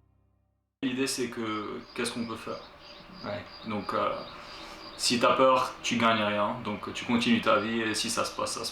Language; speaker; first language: French; non-native, local second language; Arabic